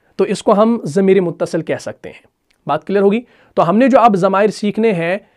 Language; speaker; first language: Urdu; non-native, local second language; Punjabi